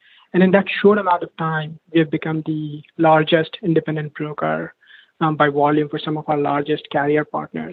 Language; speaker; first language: English; non-native, local second language; Hindi